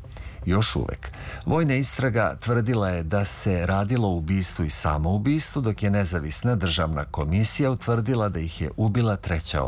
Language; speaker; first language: Serbian; native; Serbian